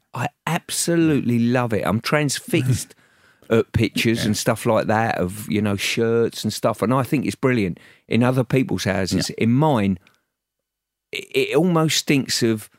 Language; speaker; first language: English; native; English